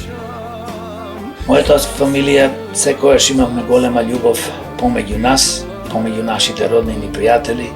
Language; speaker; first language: Macedonian; native; Macedonian